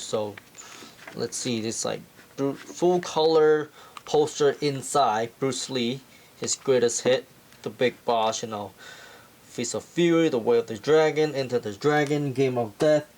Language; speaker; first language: English; non-native, fluent; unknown